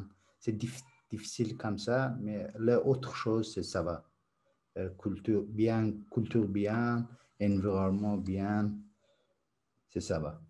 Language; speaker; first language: French; non-native, learner; Azerbaijani